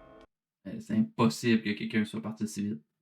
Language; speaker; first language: French; native; French